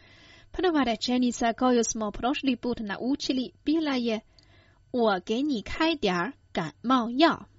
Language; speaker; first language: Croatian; non-native, fluent; Chinese